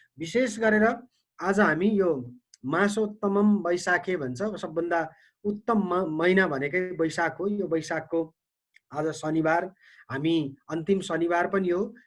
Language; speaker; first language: Nepali; native; Nepali